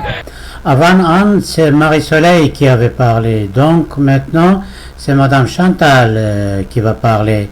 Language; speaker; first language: French; non-native, fluent; Turkish